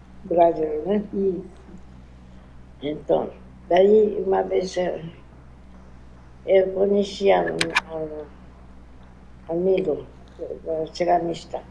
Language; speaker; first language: Portuguese; non-native, learner; Japanese